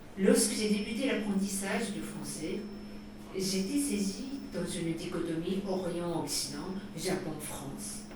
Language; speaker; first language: French; non-native, fluent; Japanese